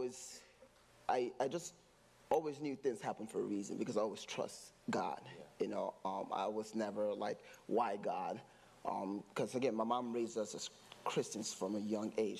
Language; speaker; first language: English; non-native, local second language; Igbo